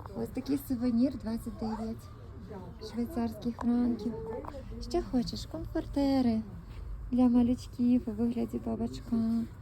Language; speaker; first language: Ukrainian; native; Ukrainian